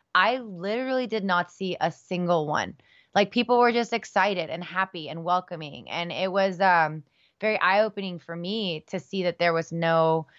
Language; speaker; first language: English; early bilingual, other home language; Spanish